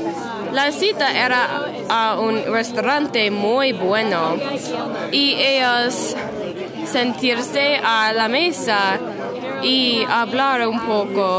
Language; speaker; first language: Spanish; non-native, learner; English